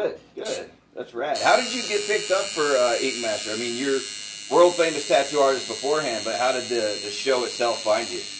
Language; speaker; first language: English; native; English